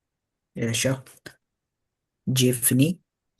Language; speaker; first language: French; non-native, learner; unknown